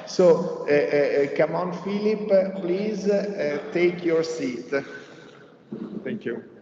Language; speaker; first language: English; non-native, fluent; Italian